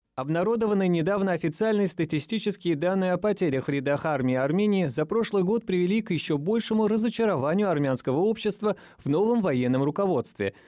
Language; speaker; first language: Russian; non-native, local second language; Azerbaijani